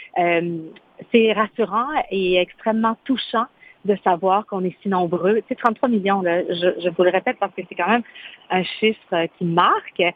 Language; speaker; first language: French; early bilingual, other home language; Spanish